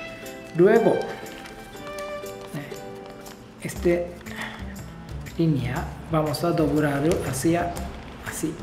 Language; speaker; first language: Spanish; non-native, learner; Japanese